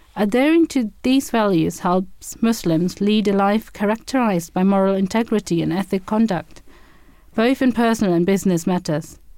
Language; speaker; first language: English; non-native, fluent; German